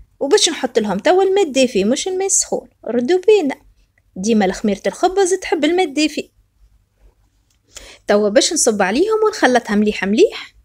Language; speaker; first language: Arabic; native; Arabic